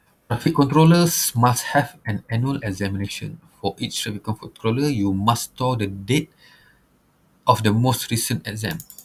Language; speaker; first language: English; non-native, local second language; Malay